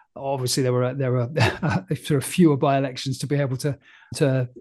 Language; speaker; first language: English; native; English